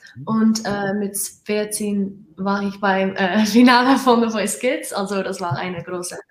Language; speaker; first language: German; non-native, learner; Dutch